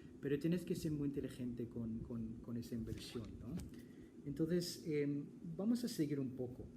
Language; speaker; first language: Spanish; non-native, fluent; English